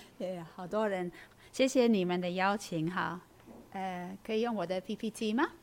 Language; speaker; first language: Chinese; non-native, fluent; Dutch